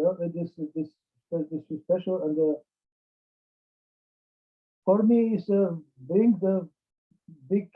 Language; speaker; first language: English; non-native, learner; Czech